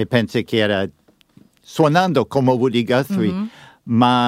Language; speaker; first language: Italian; non-native, learner; English